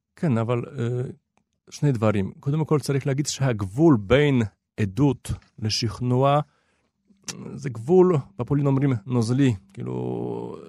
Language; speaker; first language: Hebrew; non-native, fluent; Polish